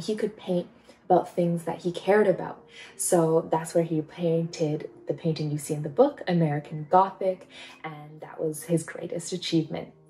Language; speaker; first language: English; native; English